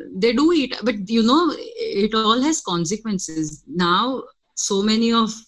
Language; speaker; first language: English; non-native, local second language; Gujarati